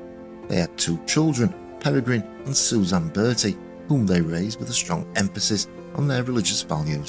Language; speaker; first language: English; native; English